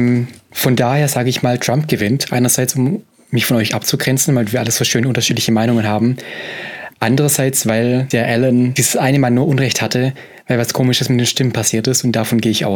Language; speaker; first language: German; native; German